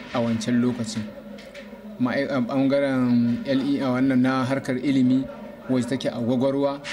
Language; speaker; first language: Hausa; native; Hausa